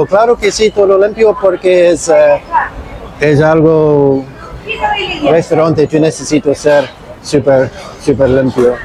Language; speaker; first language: Spanish; non-native, learner; English